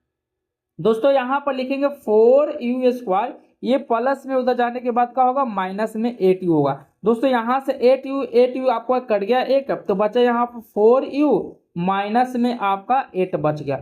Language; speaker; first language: Hindi; native; Hindi